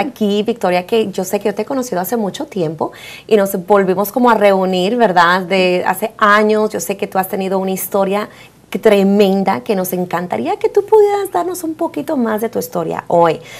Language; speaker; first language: Spanish; native; Spanish